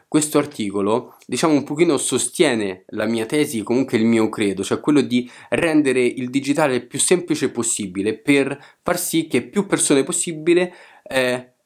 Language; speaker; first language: Italian; native; Italian